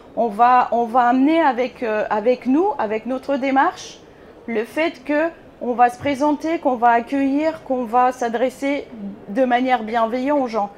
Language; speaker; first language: French; non-native, fluent; Bulgarian